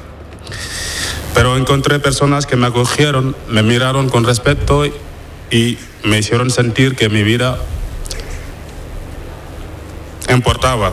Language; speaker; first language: Spanish; non-native, fluent; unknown